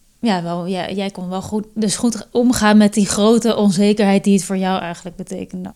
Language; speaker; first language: Dutch; native; Dutch